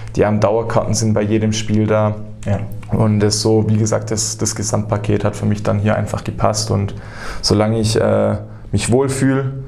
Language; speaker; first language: German; native; German